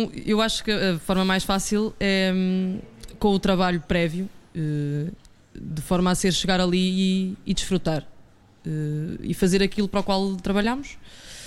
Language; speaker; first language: Portuguese; native; Portuguese